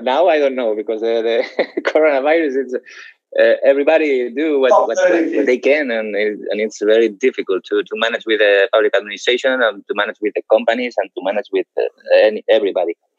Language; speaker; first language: English; non-native, fluent; Spanish